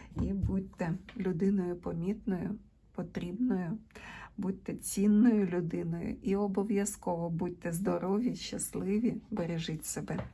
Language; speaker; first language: Ukrainian; non-native, local second language; Russian